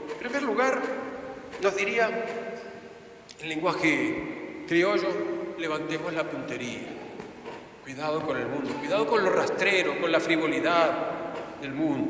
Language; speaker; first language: Spanish; native; Spanish